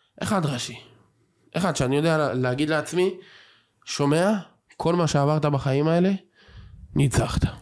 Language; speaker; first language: Hebrew; native; Hebrew